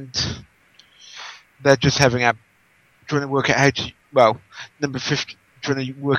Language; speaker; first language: English; native; English